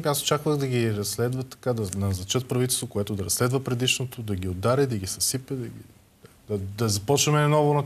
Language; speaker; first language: Bulgarian; native; Bulgarian